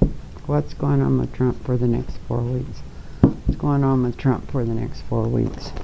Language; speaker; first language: English; native; English